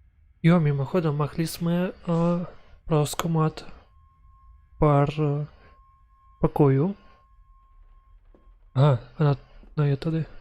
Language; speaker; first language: Czech; non-native, learner; Ukrainian